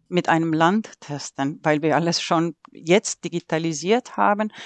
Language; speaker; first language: German; non-native, fluent; Estonian